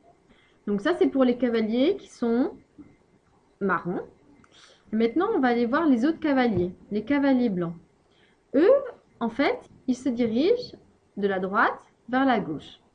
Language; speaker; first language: French; native; French